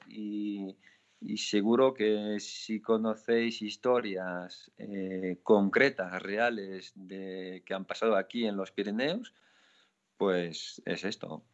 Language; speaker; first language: Spanish; non-native, fluent; French